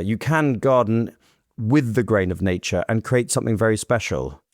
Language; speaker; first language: English; native; English